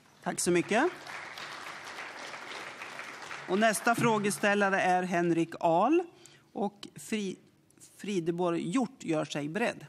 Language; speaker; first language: Swedish; native; Swedish